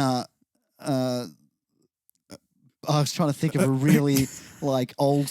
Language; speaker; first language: English; native; English